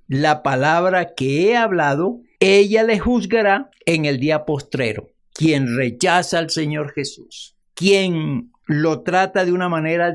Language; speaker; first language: Spanish; native; Spanish